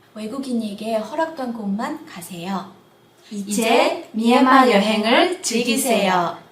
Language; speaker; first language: Korean; non-native, fluent; Burmese